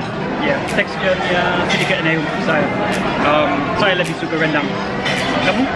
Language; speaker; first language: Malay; non-native, learner; English